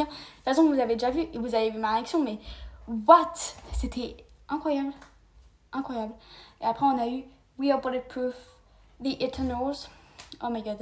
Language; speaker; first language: French; native; French